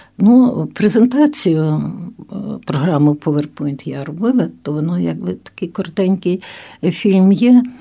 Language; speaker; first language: Ukrainian; non-native, local second language; Russian